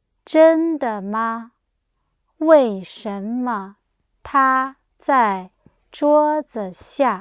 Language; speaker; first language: Chinese; non-native, learner; English